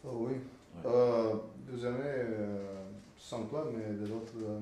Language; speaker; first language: French; non-native, learner; Slovenian